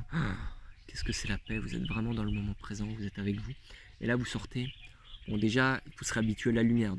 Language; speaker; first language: French; native; French